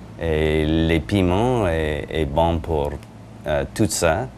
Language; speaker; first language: French; non-native, learner; English